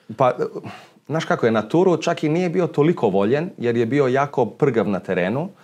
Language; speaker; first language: Serbian; early bilingual, heritage; Serbian